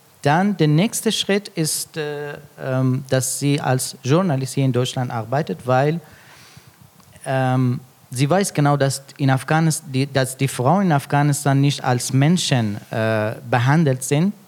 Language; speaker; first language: German; non-native, fluent; Persian